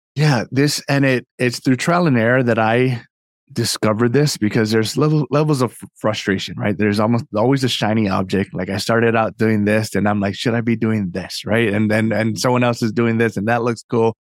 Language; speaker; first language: English; native; English